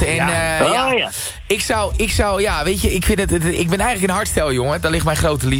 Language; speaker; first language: Dutch; native; Dutch